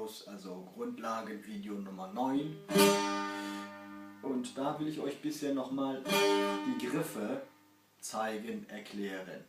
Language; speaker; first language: German; early bilingual, other home language; Kurdish